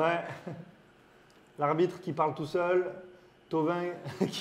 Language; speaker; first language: French; native; French